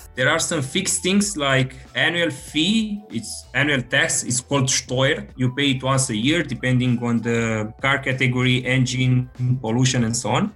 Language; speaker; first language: English; non-native, fluent; Romanian